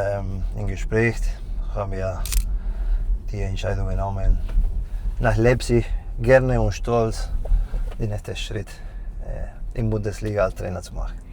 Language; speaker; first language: German; non-native, fluent; Spanish